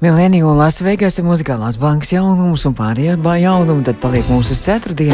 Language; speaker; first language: Latvian; native; Latvian